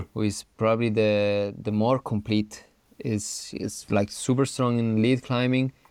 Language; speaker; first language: English; non-native, fluent; Italian